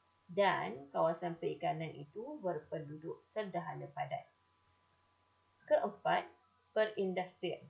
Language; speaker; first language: Malay; native; Malay